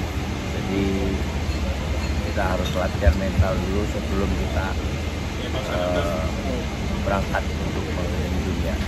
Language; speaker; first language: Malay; non-native, local second language; Javanese